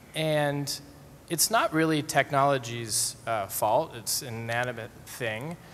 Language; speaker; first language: English; native; English